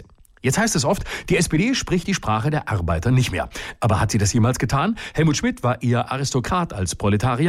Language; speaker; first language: German; native; German